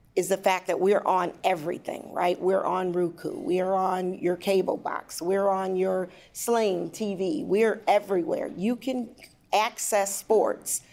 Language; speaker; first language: English; native; English